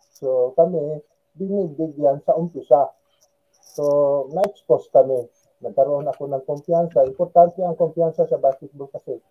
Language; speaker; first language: Filipino; non-native, local second language; Cebuano